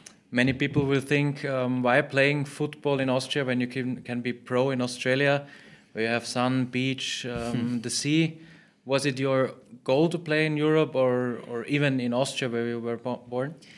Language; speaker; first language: English; non-native, fluent; German